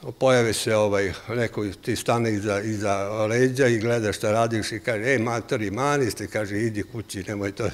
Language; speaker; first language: Croatian; native; Croatian